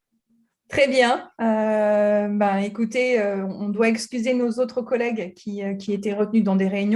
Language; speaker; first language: French; native; French